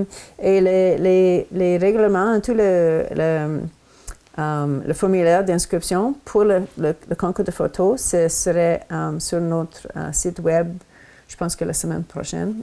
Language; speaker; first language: French; non-native, local second language; English